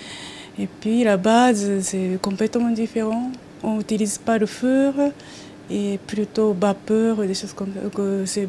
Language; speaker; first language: French; non-native, learner; Japanese